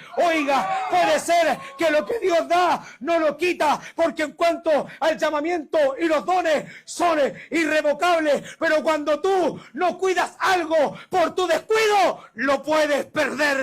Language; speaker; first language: Spanish; native; Spanish